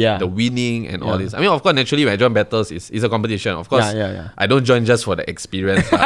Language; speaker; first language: English; native; English